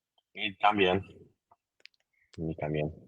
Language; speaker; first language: Spanish; non-native, learner; English